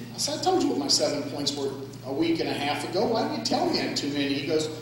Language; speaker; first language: English; native; English